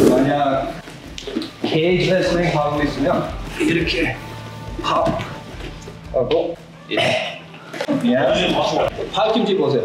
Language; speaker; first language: Korean; non-native, learner; English